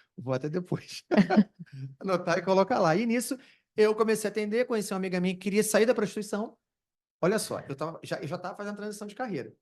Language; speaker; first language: Portuguese; native; Portuguese